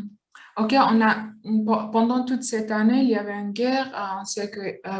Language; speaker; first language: French; non-native, learner; Kurdish